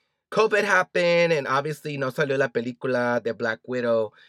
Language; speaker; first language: Spanish; early bilingual, heritage; Spanish